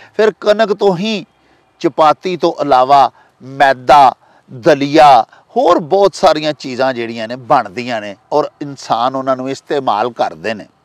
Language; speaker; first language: Punjabi; native; Punjabi